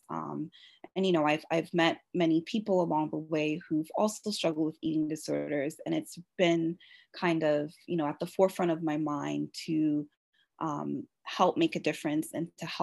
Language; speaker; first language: English; native; English